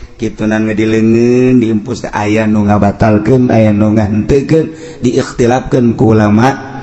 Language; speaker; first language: Sundanese; native; Sundanese